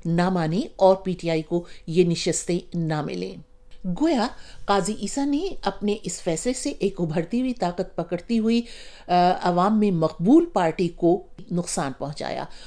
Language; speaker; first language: Urdu; native; Urdu